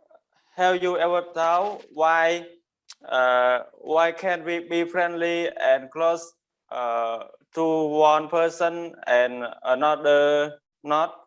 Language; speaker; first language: English; non-native, learner; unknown